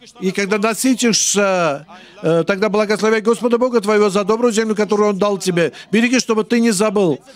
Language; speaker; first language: Russian; non-native, local second language; Armenian